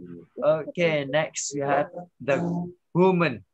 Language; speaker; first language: English; non-native, fluent; Vietnamese